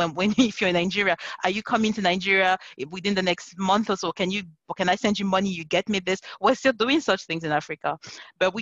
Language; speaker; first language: English; non-native, local second language; French